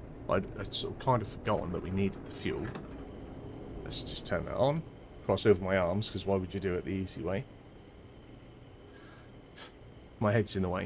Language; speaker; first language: English; native; English